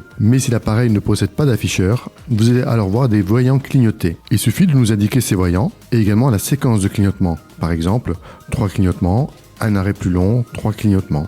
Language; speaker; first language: French; native; French